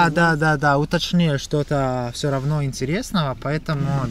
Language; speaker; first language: Russian; non-native, learner; Italian